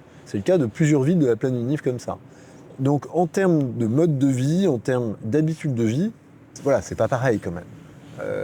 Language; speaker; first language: French; native; French